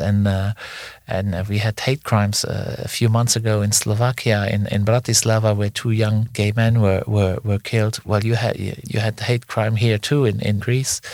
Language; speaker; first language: English; non-native, fluent; Luxembourgish